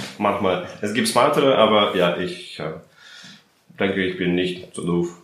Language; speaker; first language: German; non-native, fluent; Russian